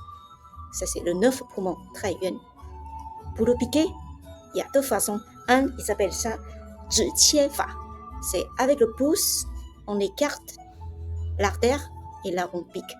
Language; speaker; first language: French; non-native, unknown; Chinese